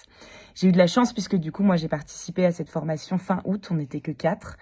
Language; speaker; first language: French; native; French